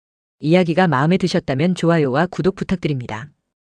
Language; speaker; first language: Korean; native; Korean